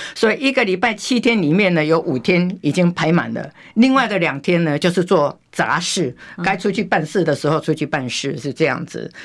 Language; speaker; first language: Chinese; native; Chinese